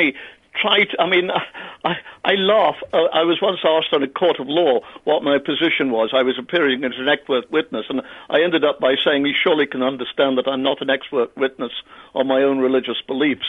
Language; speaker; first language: English; native; English